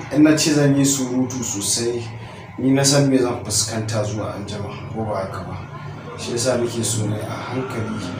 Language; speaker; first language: Hausa; non-native, local second language; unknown